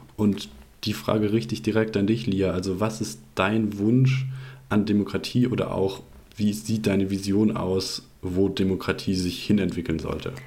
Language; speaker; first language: German; native; German